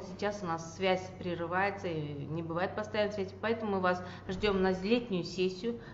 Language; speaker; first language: Russian; non-native, local second language; Kazakh